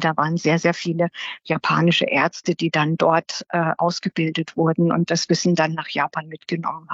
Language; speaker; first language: German; native; German